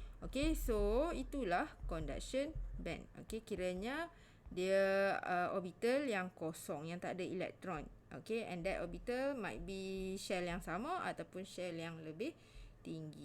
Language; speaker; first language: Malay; native; Malay